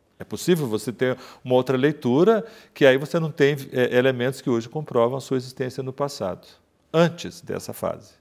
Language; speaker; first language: Portuguese; native; Portuguese